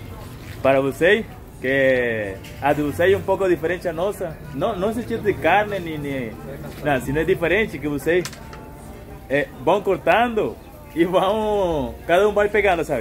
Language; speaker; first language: Portuguese; non-native, fluent; Spanish